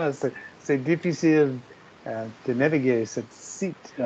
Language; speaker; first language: French; non-native, learner; English